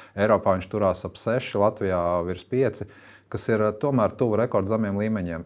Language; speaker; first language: Latvian; native; Latvian